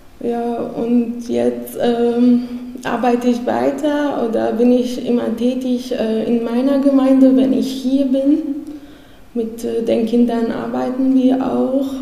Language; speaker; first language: German; non-native, fluent; Arabic